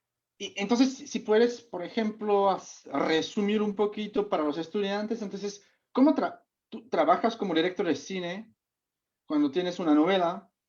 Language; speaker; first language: Spanish; non-native, fluent; Czech